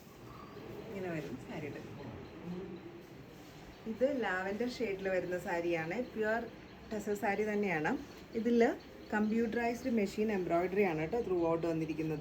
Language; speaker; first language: Malayalam; native; Malayalam